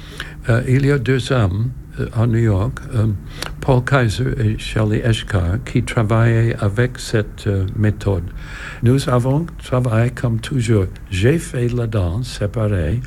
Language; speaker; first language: French; non-native, learner; English